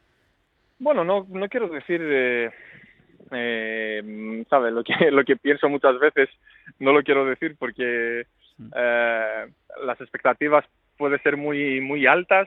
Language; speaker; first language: Spanish; non-native, fluent; Greek